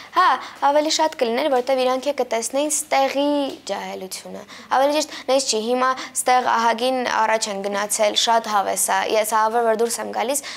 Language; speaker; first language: Armenian; early bilingual, heritage; Armenian